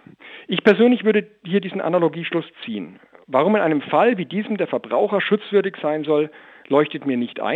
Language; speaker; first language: German; native; German